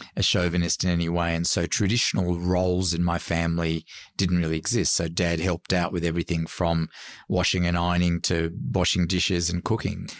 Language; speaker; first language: English; early bilingual, other home language; Arabic